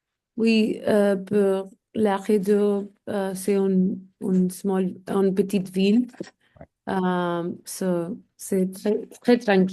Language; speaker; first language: French; non-native, learner; English